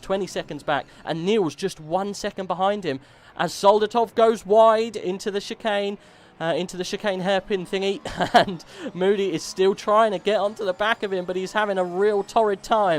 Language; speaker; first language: English; native; English